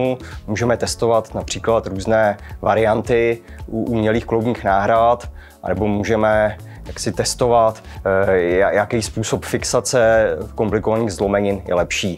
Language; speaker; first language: Czech; native; Czech